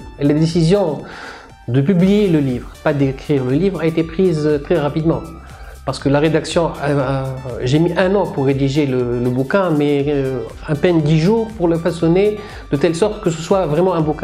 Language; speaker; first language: French; non-native, local second language; Arabic